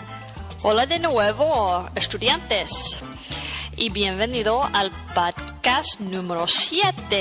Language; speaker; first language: Spanish; non-native, fluent; English